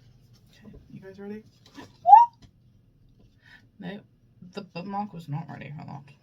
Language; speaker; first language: English; native; English